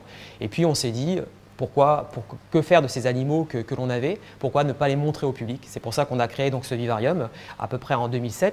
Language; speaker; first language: French; native; French